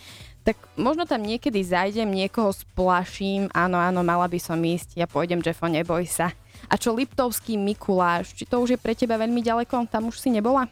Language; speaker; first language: Slovak; native; Slovak